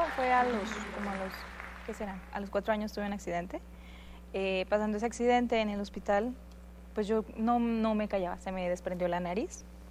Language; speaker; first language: Spanish; native; Spanish